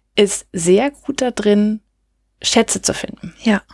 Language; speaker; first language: German; native; German